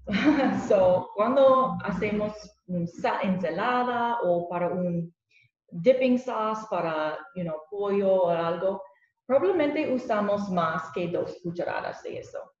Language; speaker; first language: Spanish; non-native, learner; English